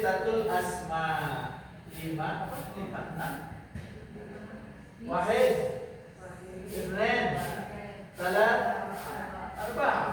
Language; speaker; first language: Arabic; non-native, fluent; Indonesian